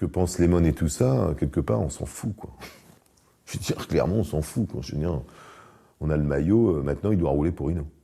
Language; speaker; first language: French; native; French